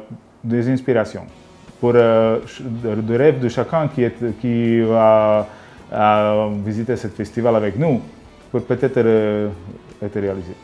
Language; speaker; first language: French; non-native, learner; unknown